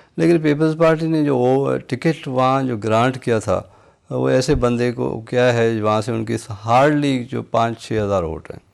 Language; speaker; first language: Urdu; non-native, local second language; Sindhi